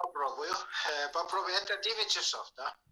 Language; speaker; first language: Russian; non-native, fluent; Estonian